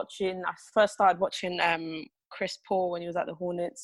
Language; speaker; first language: English; native; English